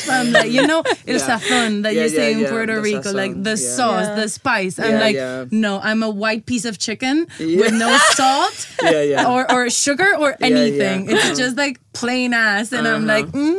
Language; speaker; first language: English; non-native, fluent; Spanish